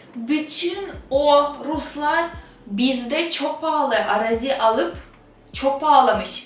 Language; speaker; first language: Turkish; non-native, fluent; Russian